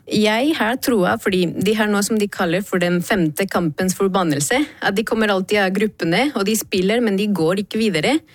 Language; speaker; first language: Norwegian; non-native, fluent; Spanish